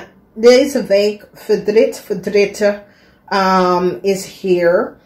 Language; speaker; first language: Dutch; non-native, learner; English